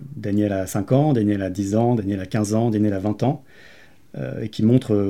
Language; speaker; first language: French; native; French